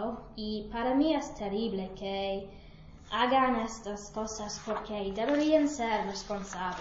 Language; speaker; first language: Spanish; non-native, learner; English